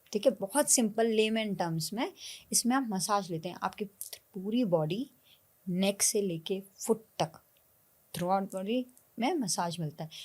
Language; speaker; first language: Hindi; native; Hindi